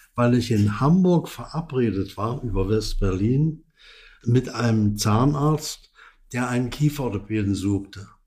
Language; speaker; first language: German; native; German